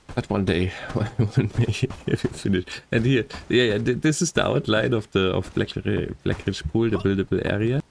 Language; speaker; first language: English; non-native, fluent; German